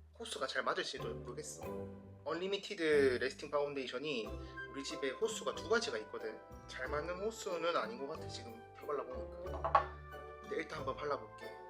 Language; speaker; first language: Korean; native; Korean